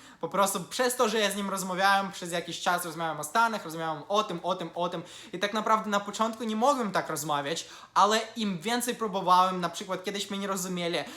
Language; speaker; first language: Polish; non-native, fluent; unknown